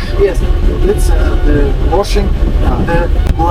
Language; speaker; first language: English; non-native, learner; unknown